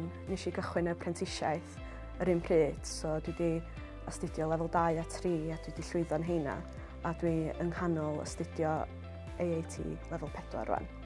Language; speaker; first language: Welsh; native; Welsh